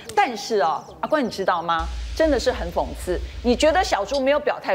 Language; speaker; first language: Chinese; native; Chinese